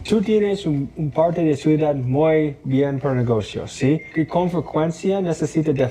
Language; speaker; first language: Spanish; non-native, learner; English